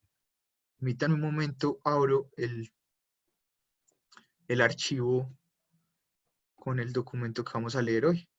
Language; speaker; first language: Spanish; native; Spanish